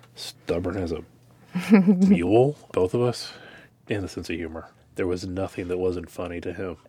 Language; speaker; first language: English; native; English